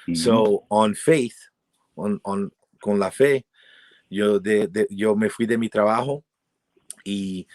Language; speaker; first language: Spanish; early bilingual, heritage; English